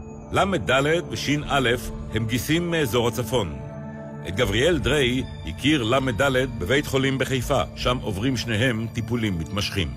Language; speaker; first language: Hebrew; native; Hebrew